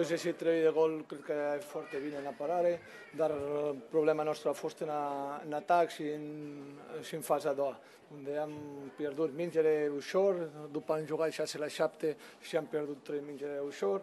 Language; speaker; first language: Romanian; non-native, learner; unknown